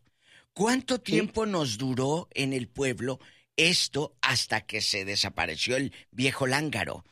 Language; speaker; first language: Spanish; native; Spanish